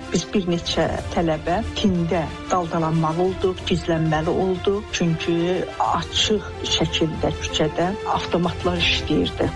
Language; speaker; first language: Azerbaijani; native; Azerbaijani